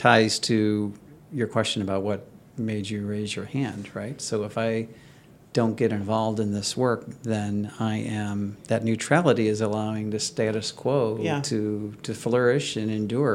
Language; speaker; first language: English; native; English